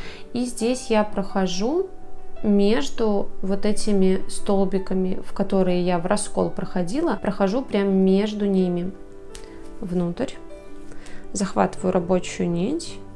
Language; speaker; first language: Russian; native; Russian